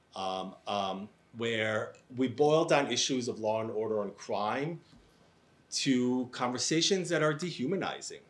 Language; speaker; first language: English; native; English